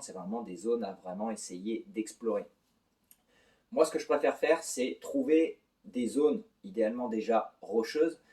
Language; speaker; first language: French; native; French